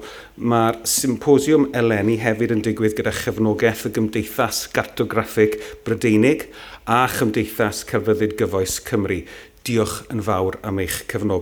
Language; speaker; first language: Welsh; native; Welsh